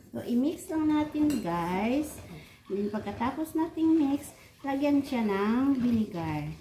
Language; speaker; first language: Filipino; non-native, local second language; Cebuano